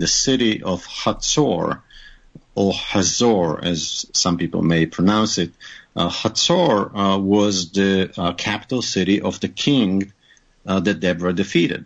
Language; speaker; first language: English; non-native, fluent; Hebrew